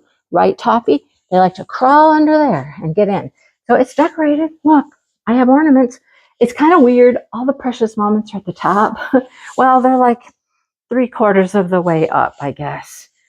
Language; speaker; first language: English; native; English